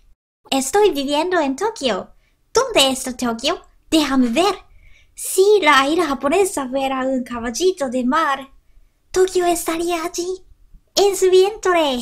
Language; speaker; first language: Spanish; non-native, learner; Japanese